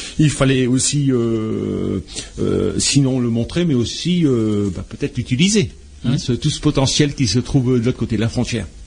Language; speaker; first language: French; native; French